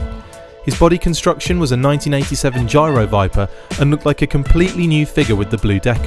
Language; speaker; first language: English; native; English